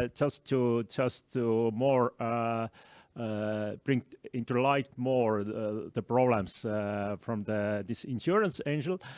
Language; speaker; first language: English; non-native, fluent; Estonian